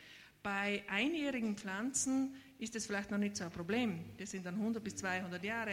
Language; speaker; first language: German; native; German